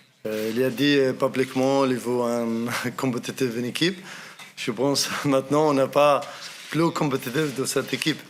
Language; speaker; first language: French; non-native, learner; Arabic